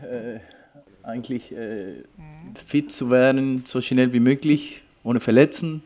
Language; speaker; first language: German; non-native, fluent; Spanish